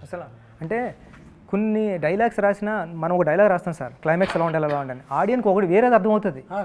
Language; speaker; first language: Telugu; native; Telugu